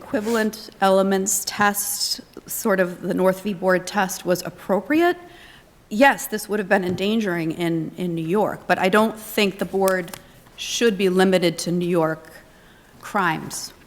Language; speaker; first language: English; native; English